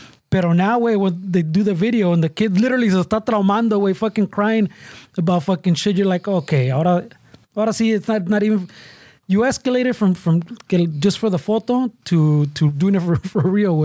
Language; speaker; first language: English; early bilingual, other home language; Spanish